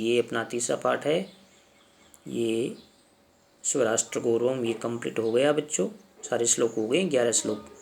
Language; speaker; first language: Hindi; native; Hindi